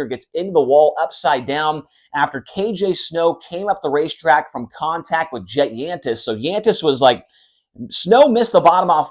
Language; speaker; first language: English; native; English